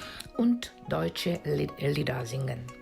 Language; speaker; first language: German; non-native, fluent; Russian